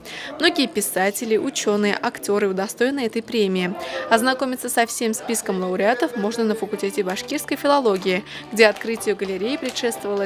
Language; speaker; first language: Russian; native; Russian